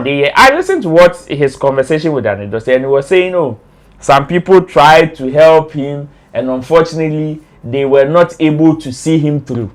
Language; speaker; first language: English; non-native, local second language; Akan